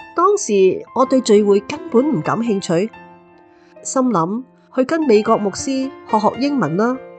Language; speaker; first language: Chinese; non-native, local second language; Cantonese